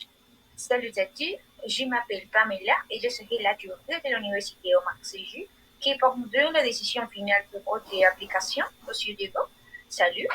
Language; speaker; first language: French; non-native, learner; Spanish